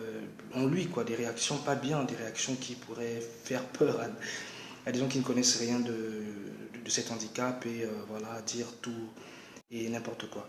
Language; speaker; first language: French; non-native, local second language; Lingala